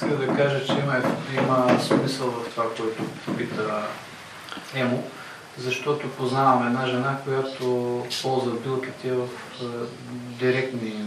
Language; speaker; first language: Bulgarian; native; Bulgarian